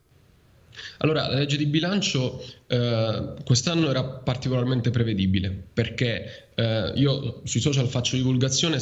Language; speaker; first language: Italian; native; Italian